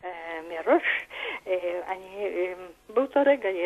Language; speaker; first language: Hebrew; non-native, fluent; Russian